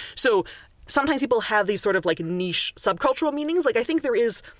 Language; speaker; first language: English; native; English